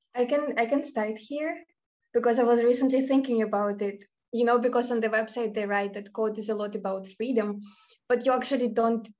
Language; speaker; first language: English; non-native, fluent; Russian